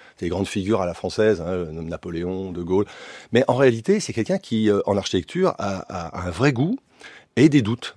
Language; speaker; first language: French; native; French